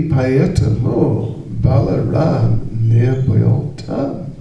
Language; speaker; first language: Russian; non-native, learner; English